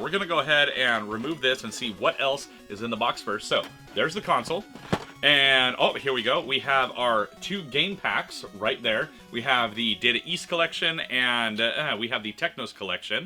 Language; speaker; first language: English; native; English